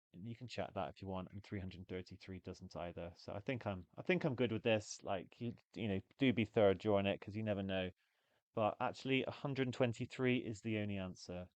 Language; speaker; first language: English; native; English